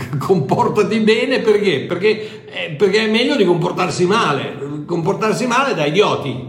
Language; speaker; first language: Italian; native; Italian